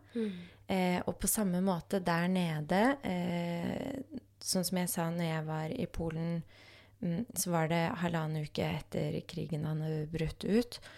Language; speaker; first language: Norwegian; early bilingual, other home language; Polish